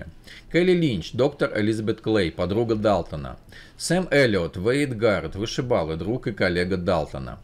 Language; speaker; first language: Russian; native; Russian